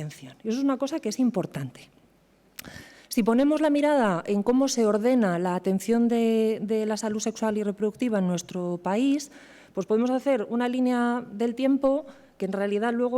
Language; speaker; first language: Spanish; native; Spanish